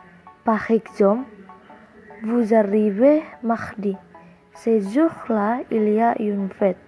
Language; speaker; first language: French; non-native, learner; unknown